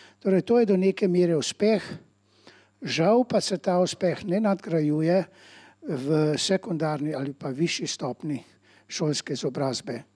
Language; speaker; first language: Slovenian; early bilingual, heritage; Slovenian